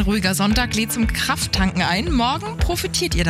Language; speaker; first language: German; native; German